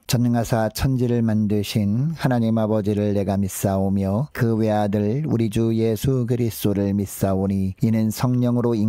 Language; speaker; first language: Korean; native; Korean